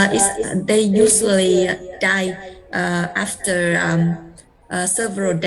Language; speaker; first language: English; non-native, learner; Vietnamese